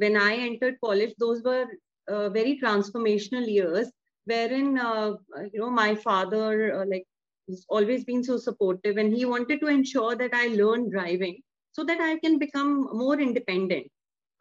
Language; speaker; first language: English; non-native, local second language; Hindi